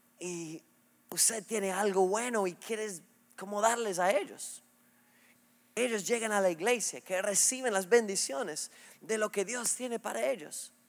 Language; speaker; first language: Spanish; non-native, fluent; English